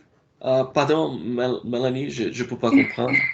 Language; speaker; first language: French; non-native, learner; Portuguese